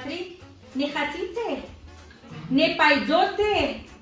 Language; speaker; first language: Russian; non-native, learner; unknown